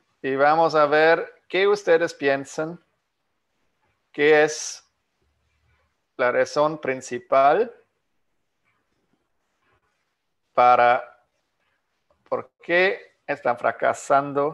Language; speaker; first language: Spanish; non-native, fluent; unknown